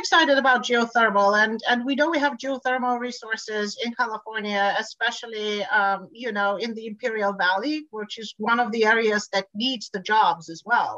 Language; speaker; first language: English; non-native, local second language; Bulgarian